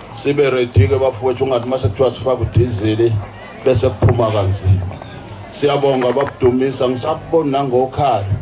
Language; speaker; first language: Zulu; non-native, local second language; Xhosa